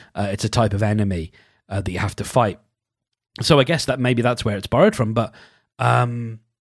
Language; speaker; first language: English; native; English